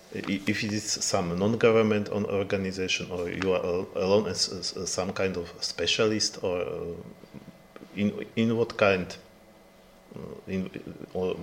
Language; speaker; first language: English; non-native, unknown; Slovak